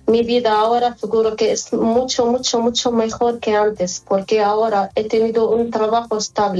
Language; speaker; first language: Spanish; non-native, fluent; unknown